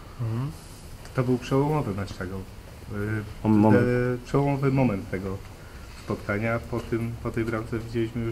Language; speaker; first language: Polish; native; Polish